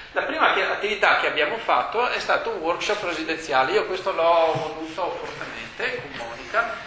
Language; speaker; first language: Italian; native; Italian